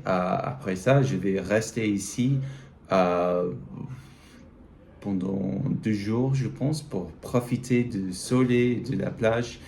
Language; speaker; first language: French; non-native, learner; English